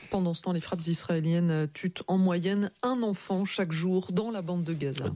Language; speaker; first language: French; native; French